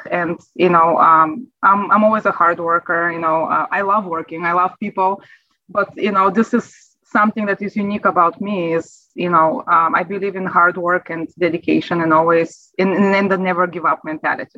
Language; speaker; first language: English; non-native, fluent; Bulgarian